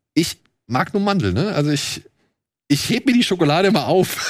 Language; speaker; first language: German; native; German